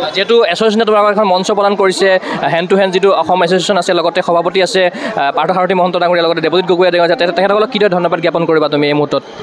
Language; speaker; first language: Assamese; native; Assamese